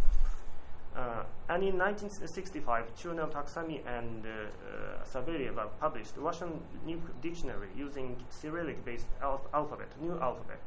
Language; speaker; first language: English; non-native, learner; Japanese